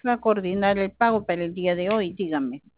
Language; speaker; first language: Spanish; native; Spanish